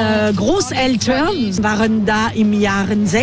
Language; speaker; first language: German; non-native, learner; French